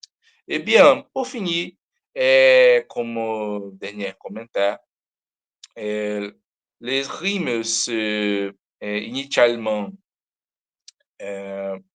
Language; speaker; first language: French; non-native, learner; Portuguese